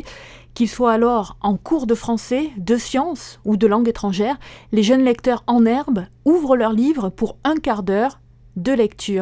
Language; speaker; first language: French; native; French